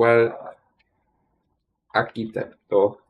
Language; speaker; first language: Italian; non-native, learner; English